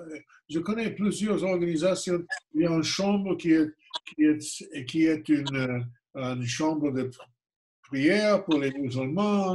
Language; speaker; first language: French; non-native, fluent; English